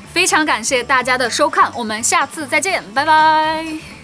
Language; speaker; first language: Chinese; native; Chinese